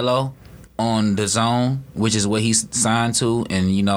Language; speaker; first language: English; native; English